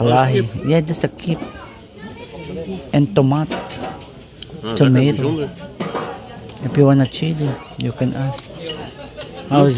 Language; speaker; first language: English; non-native, learner; Filipino